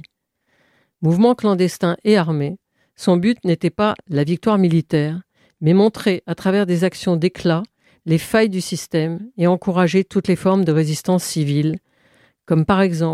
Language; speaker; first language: French; native; French